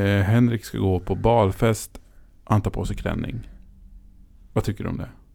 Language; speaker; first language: Swedish; native; Swedish